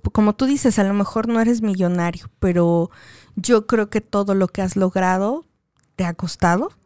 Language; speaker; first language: Spanish; native; Spanish